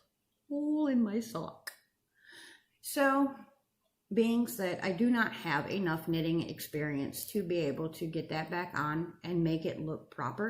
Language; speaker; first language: English; native; English